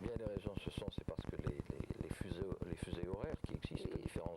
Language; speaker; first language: French; native; French